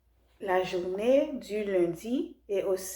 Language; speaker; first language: French; non-native, learner; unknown